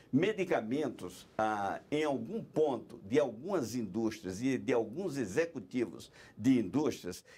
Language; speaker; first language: Portuguese; non-native, fluent; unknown